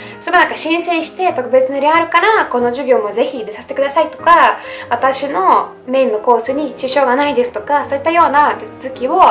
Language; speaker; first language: Japanese; non-native, fluent; Russian